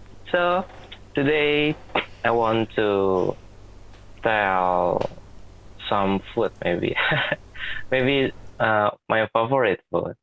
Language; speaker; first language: English; non-native, learner; Indonesian